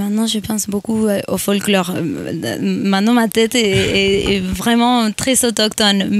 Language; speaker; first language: French; non-native, fluent; Spanish